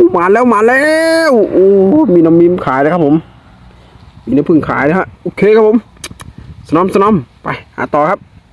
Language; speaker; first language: Thai; native; Thai